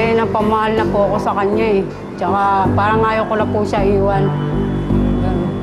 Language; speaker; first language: Filipino; non-native, local second language; Masbatenyo